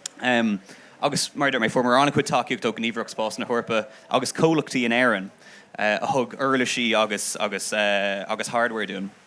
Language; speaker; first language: Irish; non-native, local second language; English